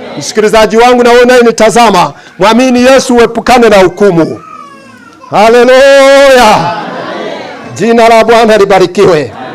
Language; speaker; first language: Swahili; native; Swahili